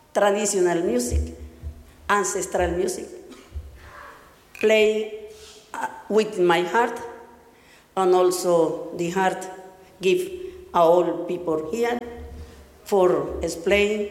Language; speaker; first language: English; non-native, learner; Spanish